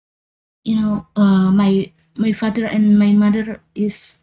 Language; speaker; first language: English; non-native, learner; Indonesian